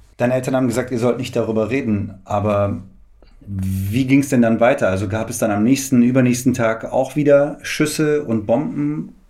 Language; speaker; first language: German; early bilingual, other home language; Turkish